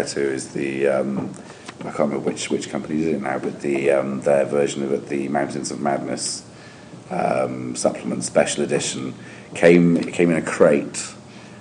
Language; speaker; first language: English; native; English